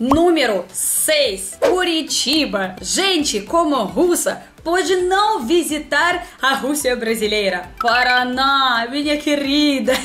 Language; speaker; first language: Portuguese; non-native, learner; Russian